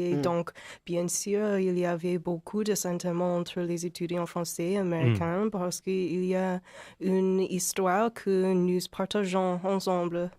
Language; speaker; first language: French; non-native, learner; English